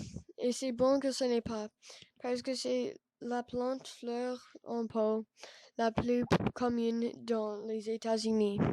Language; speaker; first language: French; non-native, learner; English